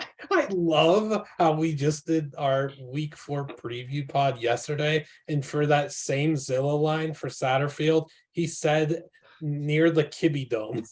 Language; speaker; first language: English; native; English